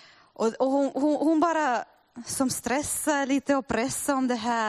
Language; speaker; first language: Swedish; non-native, fluent; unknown